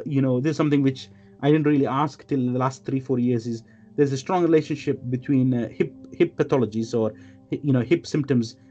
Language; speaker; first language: English; non-native, local second language; Malayalam